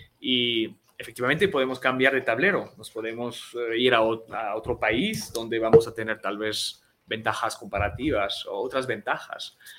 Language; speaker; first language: Spanish; non-native, fluent; French